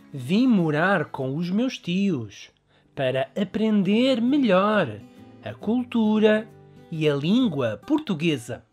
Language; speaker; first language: Portuguese; early bilingual, other home language; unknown